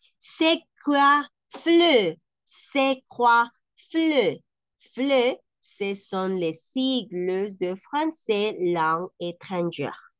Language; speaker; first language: French; non-native, fluent; Spanish